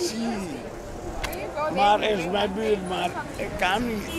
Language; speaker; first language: Dutch; non-native, local second language; Papiamento